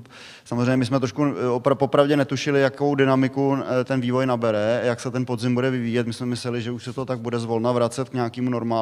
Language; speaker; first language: Czech; native; Czech